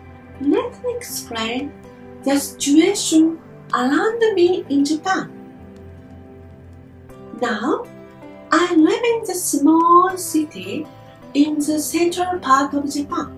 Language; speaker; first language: English; non-native, learner; Japanese